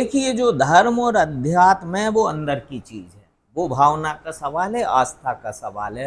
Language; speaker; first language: Hindi; native; Hindi